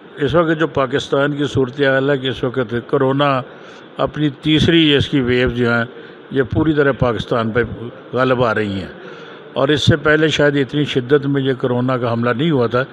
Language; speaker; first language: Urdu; non-native, local second language; Punjabi